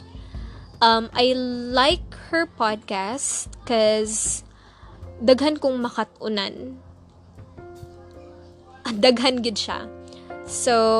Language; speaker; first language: English; non-native, local second language; Cebuano